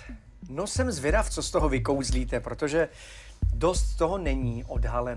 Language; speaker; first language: Czech; native; Czech